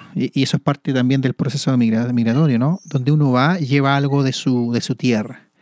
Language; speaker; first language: Spanish; native; Spanish